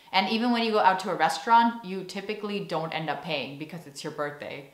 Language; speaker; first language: English; native; English